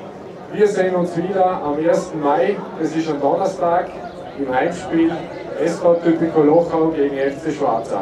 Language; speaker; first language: German; native; German